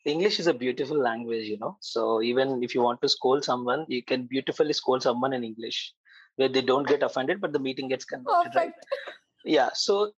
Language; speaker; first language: English; non-native, local second language; Telugu